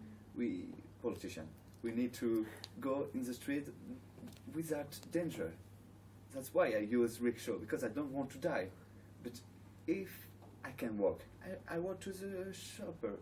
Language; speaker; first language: English; non-native, learner; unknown